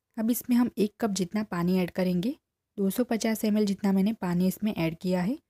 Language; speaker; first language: Hindi; non-native, local second language; Gujarati